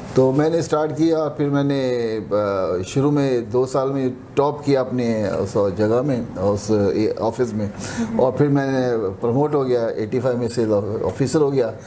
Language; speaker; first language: Urdu; native; Urdu